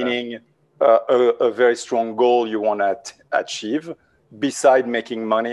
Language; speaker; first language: English; non-native, fluent; French